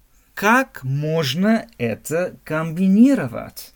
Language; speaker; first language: Russian; non-native, fluent; German